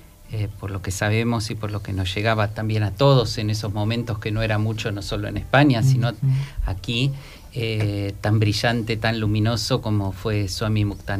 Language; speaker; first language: Spanish; native; Spanish